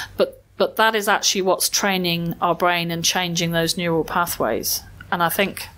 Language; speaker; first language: English; native; English